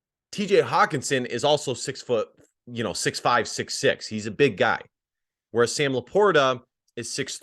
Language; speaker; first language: English; native; English